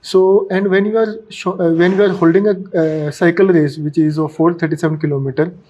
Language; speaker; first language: English; non-native, local second language; Marathi